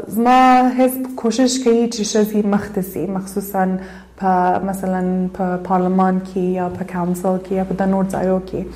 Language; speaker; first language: Pashto; early bilingual, heritage; Pashto